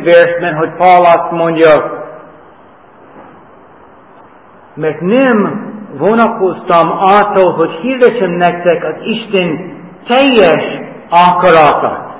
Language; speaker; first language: Hungarian; non-native, learner; English